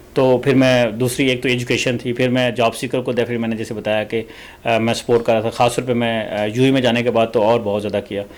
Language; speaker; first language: Urdu; non-native, local second language; Punjabi